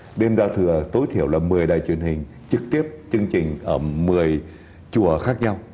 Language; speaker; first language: Vietnamese; native; Vietnamese